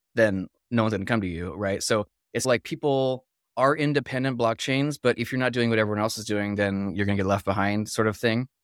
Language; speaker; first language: English; native; English